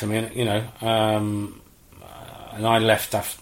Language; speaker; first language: English; native; English